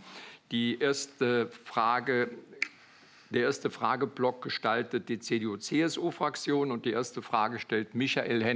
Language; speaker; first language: German; native; German